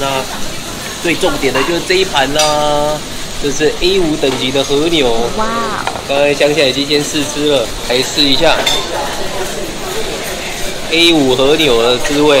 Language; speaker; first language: Chinese; native; Chinese